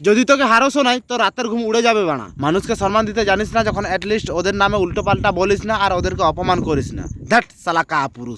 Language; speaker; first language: Bangla; non-native, local second language; Santali